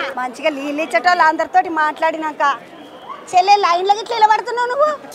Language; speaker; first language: Telugu; native; Telugu